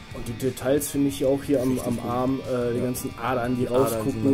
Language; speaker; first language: German; native; German